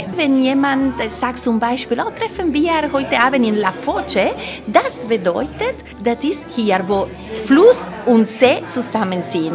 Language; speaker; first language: German; non-native, learner; Italian